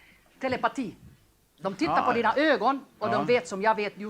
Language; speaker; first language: Swedish; non-native, local second language; Finnish